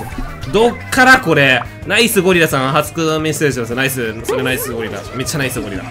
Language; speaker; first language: Japanese; native; Japanese